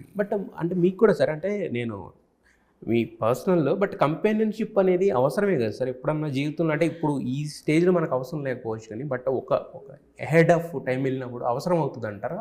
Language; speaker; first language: Telugu; native; Telugu